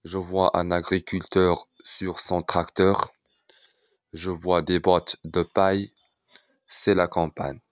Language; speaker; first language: French; non-native, local second language; Arabic